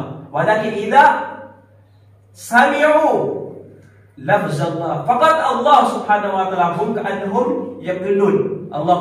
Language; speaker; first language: Arabic; non-native, learner; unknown